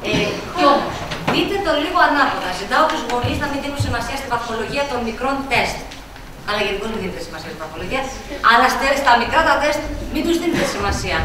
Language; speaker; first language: Greek; native; Greek